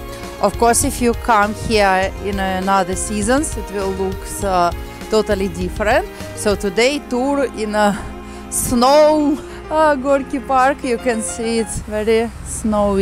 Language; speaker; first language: English; non-native, fluent; Russian